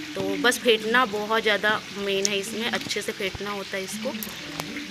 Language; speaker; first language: Hindi; native; Hindi